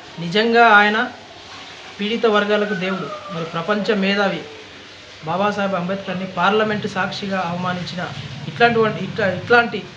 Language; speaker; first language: Telugu; native; Telugu